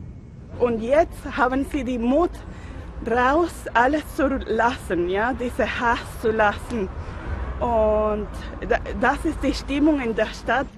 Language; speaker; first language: German; non-native, learner; Spanish